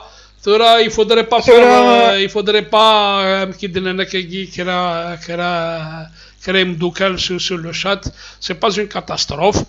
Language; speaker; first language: French; non-native, local second language; Kabyle